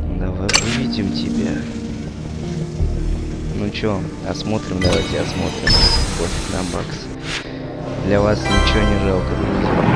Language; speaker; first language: Russian; native; Russian